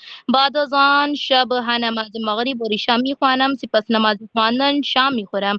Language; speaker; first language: Persian; non-native, learner; Urdu